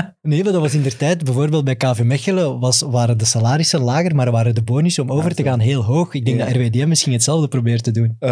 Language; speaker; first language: Dutch; native; Dutch